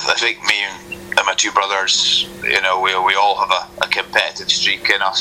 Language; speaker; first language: English; native; English